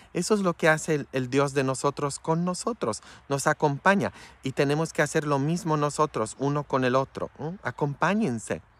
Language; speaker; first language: Spanish; non-native, fluent; Polish